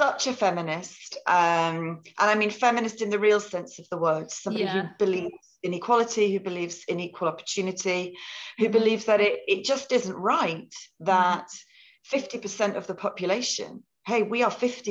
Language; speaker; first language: English; native; English